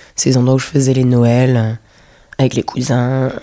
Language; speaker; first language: French; native; French